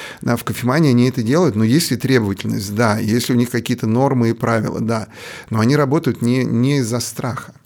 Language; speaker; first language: Russian; native; Russian